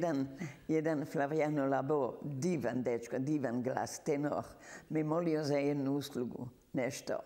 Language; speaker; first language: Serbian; early bilingual, heritage; Serbian